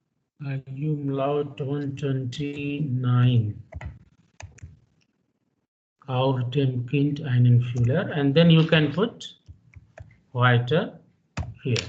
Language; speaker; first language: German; non-native, fluent; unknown